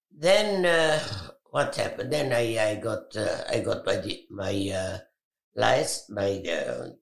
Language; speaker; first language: English; non-native, fluent; Arabic